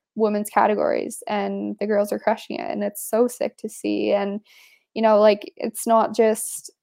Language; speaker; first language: English; native; English